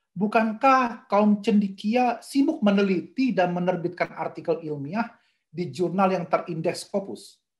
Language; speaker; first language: Indonesian; native; Indonesian